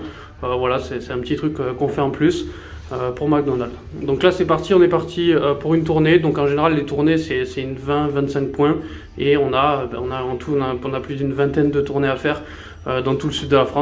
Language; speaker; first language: French; native; French